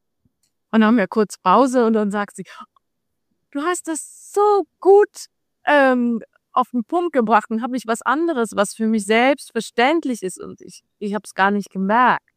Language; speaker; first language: German; non-native, fluent; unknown